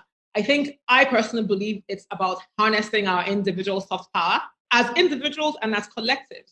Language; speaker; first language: English; non-native, local second language; Igbo